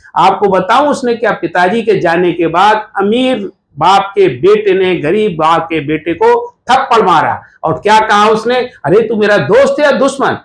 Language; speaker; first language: Hindi; native; Hindi